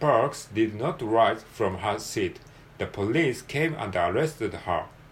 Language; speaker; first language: English; non-native, learner; Japanese